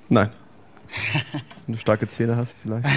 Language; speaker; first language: German; native; German